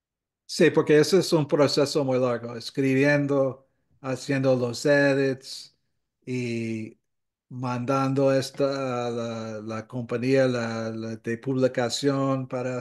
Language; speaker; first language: Spanish; non-native, fluent; English